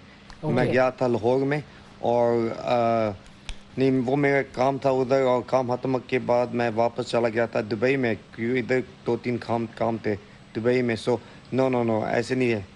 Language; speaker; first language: Hindi; early bilingual, heritage; Hindi